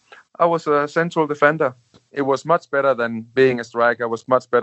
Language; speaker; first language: English; non-native, fluent; Danish